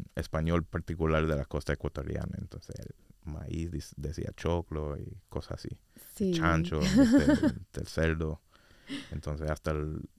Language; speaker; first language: Spanish; non-native, fluent; English